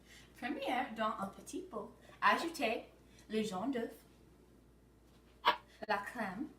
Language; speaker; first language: French; non-native, learner; English